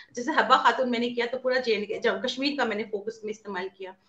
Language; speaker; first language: Hindi; native; Hindi